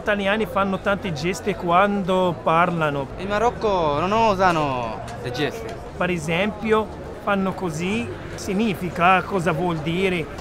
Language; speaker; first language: Italian; non-native, learner; Arabic